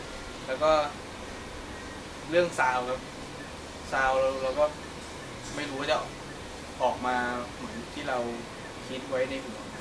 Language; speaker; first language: Thai; native; Thai